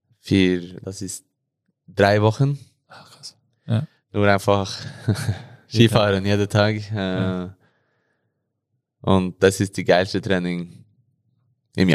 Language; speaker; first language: German; non-native, learner; Norwegian